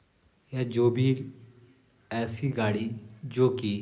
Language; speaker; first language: Hindi; native; Hindi